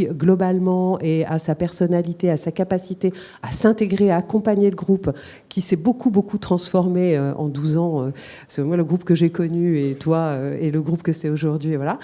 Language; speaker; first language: French; native; French